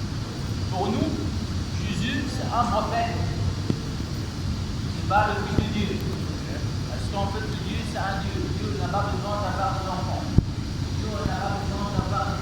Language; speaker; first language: French; non-native, learner; Arabic